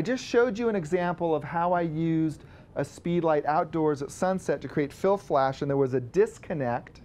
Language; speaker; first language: English; native; English